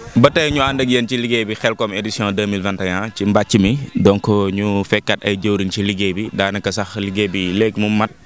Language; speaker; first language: Wolof; native; Wolof